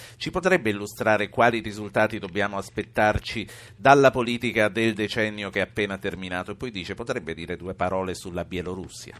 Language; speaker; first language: Italian; native; Italian